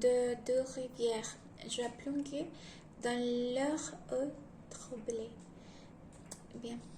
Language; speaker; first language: French; non-native, learner; Spanish